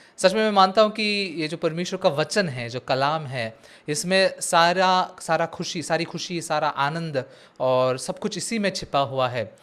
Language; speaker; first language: Hindi; non-native, local second language; Marathi